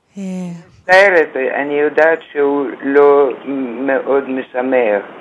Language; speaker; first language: Hebrew; non-native, fluent; Russian